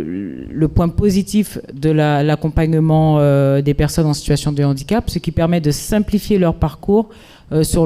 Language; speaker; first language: French; native; French